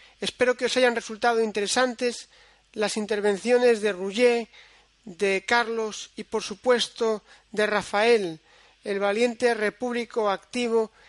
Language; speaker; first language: Spanish; native; Spanish